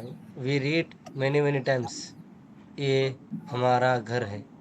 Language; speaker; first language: English; non-native, learner; Urdu